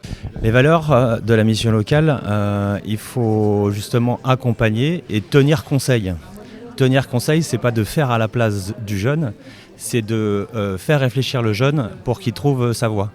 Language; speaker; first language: French; native; French